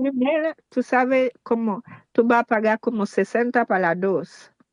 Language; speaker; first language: Spanish; non-native, learner; Haitian Creole